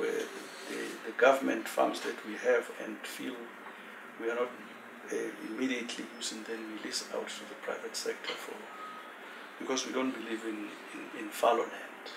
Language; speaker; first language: English; non-native, local second language; Tswana